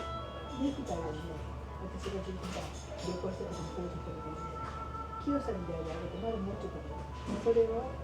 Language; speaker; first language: Japanese; native; Japanese